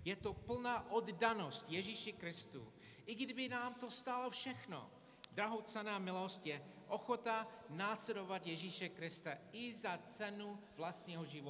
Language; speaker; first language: Czech; non-native, fluent; English